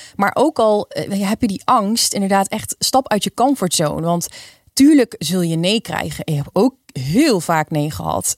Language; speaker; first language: Dutch; native; Dutch